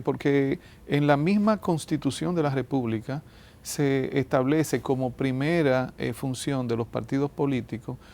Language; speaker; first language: Spanish; native; Spanish